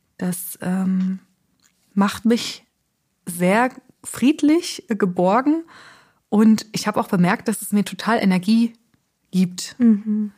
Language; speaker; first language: German; native; German